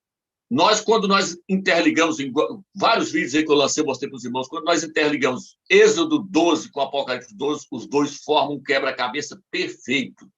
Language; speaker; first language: Portuguese; native; Portuguese